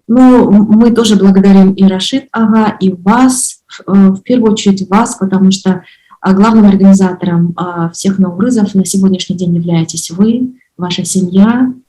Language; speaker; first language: Russian; non-native, local second language; Kazakh